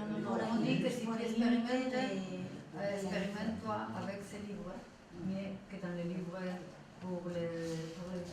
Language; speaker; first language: French; non-native, learner; Spanish